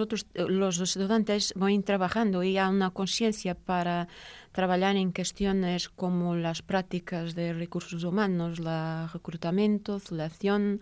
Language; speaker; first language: Spanish; non-native, fluent; Portuguese